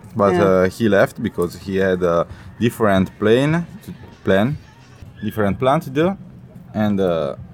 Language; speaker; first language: English; non-native, learner; Italian